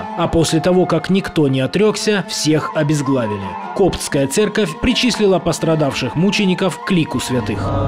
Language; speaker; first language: Russian; native; Russian